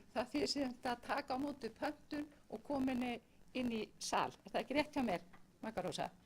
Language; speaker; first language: Icelandic; native; Icelandic